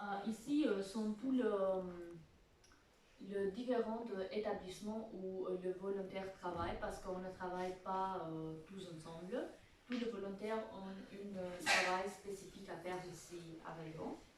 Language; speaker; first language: French; non-native, fluent; Albanian